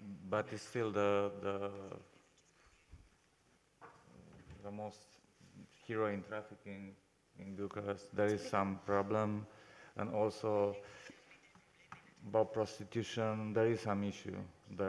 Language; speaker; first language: English; non-native, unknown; Romanian